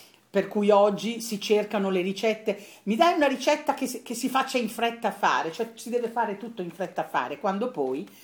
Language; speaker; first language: Italian; native; Italian